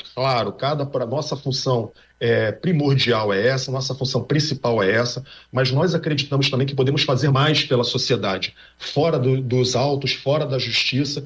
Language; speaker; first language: Portuguese; native; Portuguese